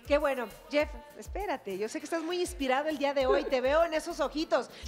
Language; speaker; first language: Spanish; native; Spanish